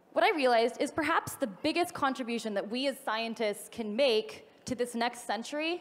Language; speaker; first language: English; native; English